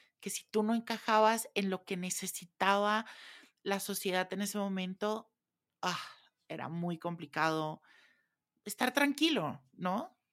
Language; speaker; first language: Spanish; native; Spanish